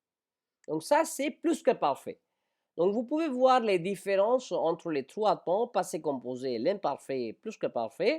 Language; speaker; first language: French; non-native, fluent; Hindi